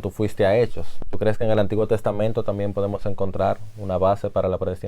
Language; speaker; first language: Spanish; native; Spanish